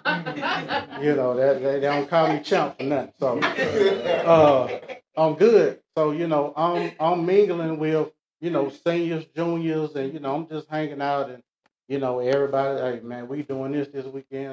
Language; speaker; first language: English; native; English